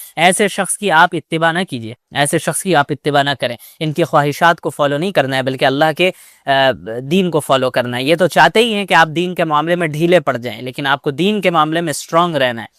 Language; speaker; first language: Urdu; native; Urdu